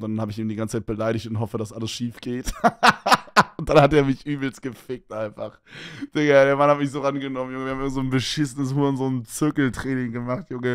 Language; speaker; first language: German; native; German